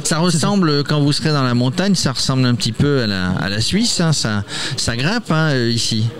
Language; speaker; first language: French; native; French